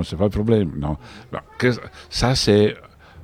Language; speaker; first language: French; non-native, learner; Italian